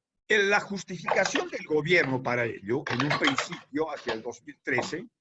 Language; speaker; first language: Spanish; native; Spanish